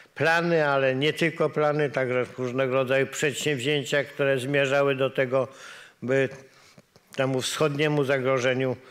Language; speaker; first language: Polish; native; Polish